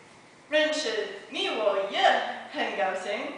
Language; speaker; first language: Chinese; non-native, learner; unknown